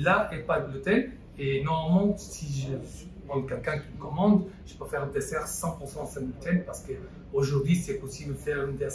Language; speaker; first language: French; non-native, fluent; Portuguese